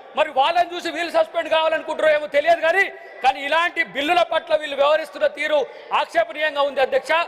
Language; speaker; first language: Telugu; native; Telugu